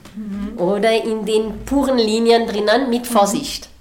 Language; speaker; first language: German; non-native, fluent; French